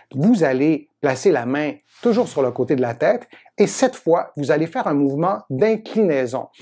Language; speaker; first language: French; native; French